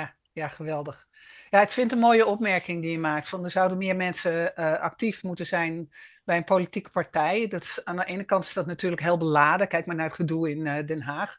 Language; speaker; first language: Dutch; native; Dutch